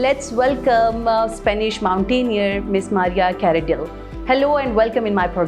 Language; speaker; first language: English; non-native, fluent; Urdu